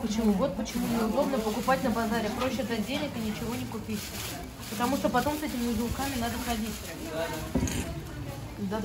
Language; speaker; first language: Russian; native; Russian